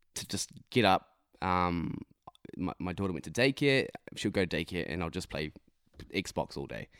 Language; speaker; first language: English; native; English